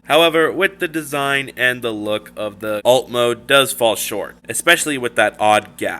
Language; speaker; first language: English; native; English